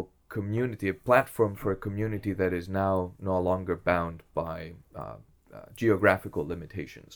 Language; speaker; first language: English; non-native, fluent; Greek